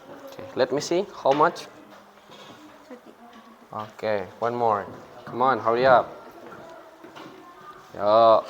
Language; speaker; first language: English; non-native, fluent; Indonesian